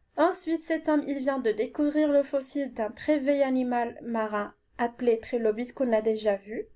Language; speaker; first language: French; non-native, local second language; Arabic